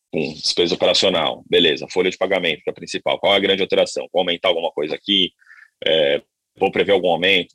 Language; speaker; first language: Portuguese; native; Portuguese